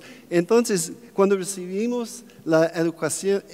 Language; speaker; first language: Spanish; non-native, fluent; English